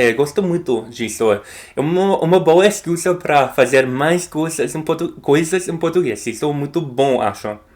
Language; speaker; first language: Portuguese; non-native, fluent; English